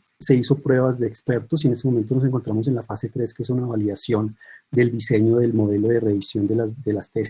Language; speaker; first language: Spanish; native; Spanish